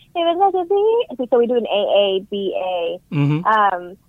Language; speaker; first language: English; native; English